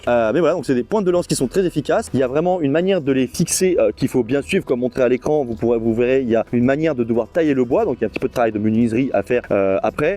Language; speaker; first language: French; native; French